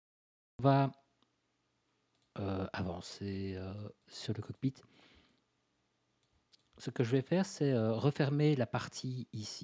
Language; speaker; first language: French; native; French